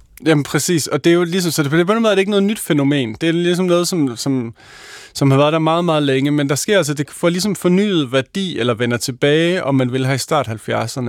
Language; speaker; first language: Danish; native; Danish